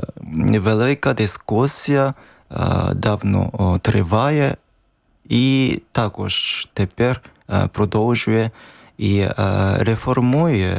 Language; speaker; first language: Ukrainian; non-native, learner; Japanese